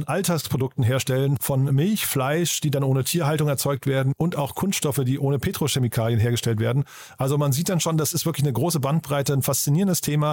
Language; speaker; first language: German; native; German